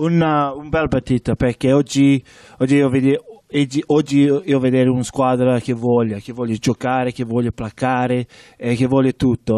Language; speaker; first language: Italian; non-native, learner; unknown